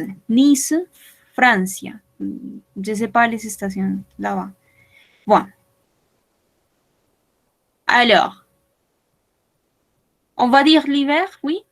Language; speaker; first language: French; non-native, fluent; Spanish